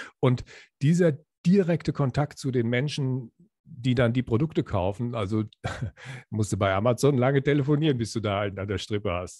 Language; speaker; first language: German; native; German